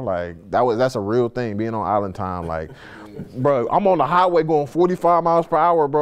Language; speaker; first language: English; native; English